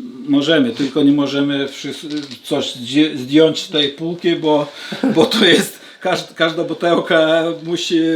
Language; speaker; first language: Polish; non-native, learner; Lithuanian